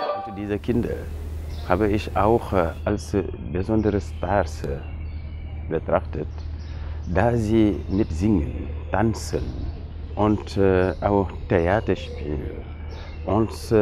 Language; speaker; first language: German; non-native, fluent; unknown